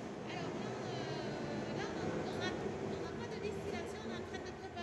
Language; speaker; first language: French; native; French